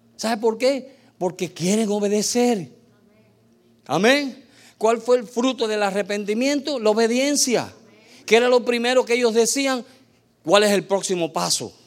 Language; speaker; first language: Spanish; native; Spanish